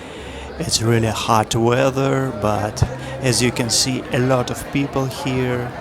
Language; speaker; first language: English; non-native, fluent; Russian